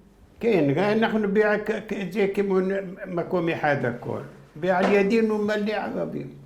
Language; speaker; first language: Hebrew; non-native, fluent; Arabic